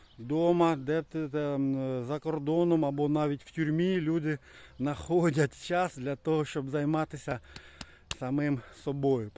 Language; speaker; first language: Ukrainian; non-native, local second language; Russian